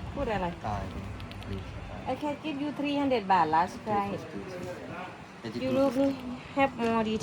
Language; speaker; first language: English; non-native, learner; Thai